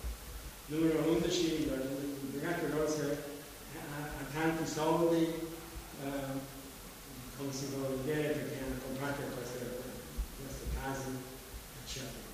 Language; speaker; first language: Italian; non-native, fluent; English